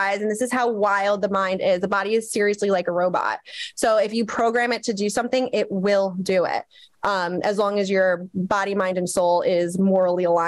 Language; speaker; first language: English; native; English